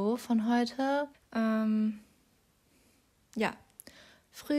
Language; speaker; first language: German; non-native, fluent; English